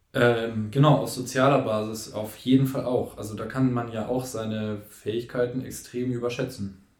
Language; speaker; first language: German; native; German